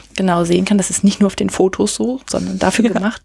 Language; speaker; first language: German; native; German